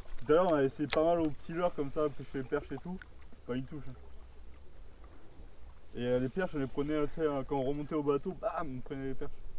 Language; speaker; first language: French; native; French